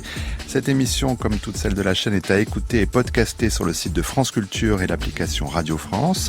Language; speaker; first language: French; native; French